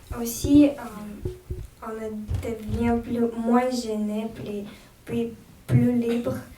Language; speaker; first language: French; non-native, learner; Romanian